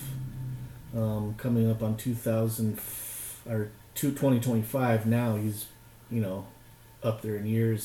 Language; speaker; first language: English; native; English